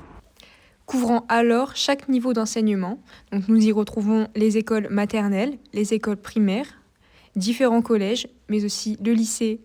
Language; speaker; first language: French; native; French